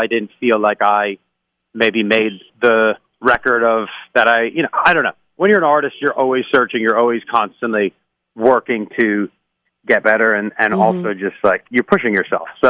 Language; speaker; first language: English; native; English